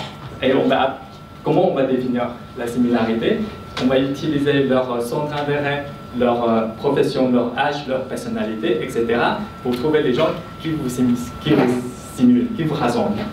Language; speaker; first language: French; non-native, fluent; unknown